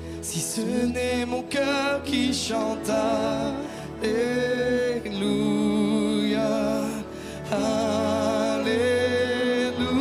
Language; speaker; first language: French; native; French